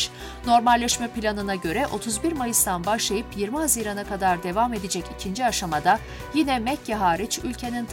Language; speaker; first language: Turkish; native; Turkish